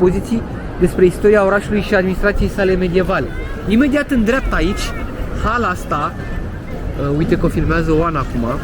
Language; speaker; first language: Romanian; native; Romanian